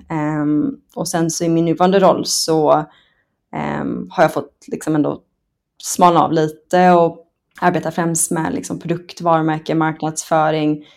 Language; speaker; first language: Swedish; early bilingual, other home language; Persian